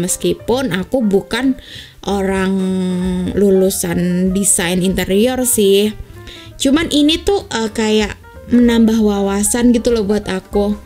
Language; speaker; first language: Indonesian; native; Indonesian